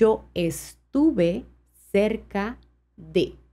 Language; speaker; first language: Spanish; non-native, fluent; French